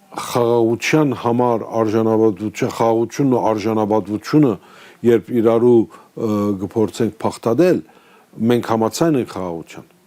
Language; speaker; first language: Armenian; early bilingual, heritage; Armenian